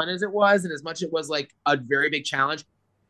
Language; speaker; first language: English; native; English